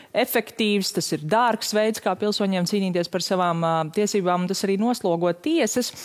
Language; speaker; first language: Latvian; native; Latvian